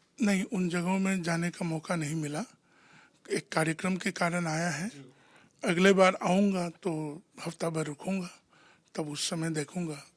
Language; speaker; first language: Hindi; non-native, local second language; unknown